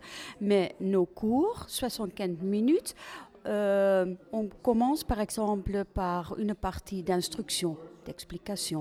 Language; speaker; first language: French; non-native, fluent; Dutch